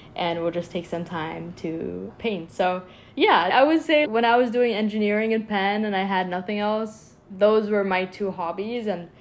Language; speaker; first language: English; non-native, fluent; Arabic